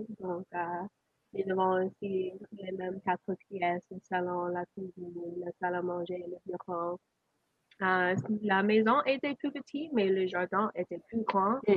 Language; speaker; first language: French; non-native, learner; English